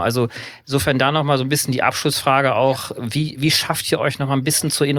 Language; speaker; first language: German; native; German